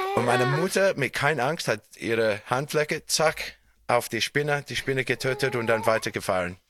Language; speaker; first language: German; non-native, fluent; English